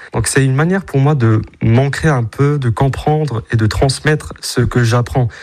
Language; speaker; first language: French; non-native, local second language; Arabic